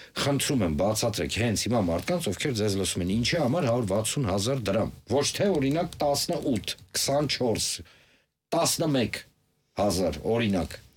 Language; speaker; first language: Armenian; native; Armenian